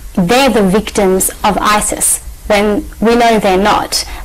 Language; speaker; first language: English; native; English